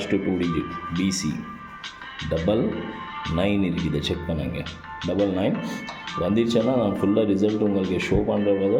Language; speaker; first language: Tamil; non-native, learner; Kannada